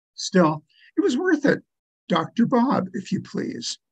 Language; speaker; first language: English; native; English